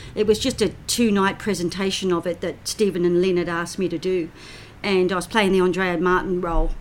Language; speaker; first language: English; native; English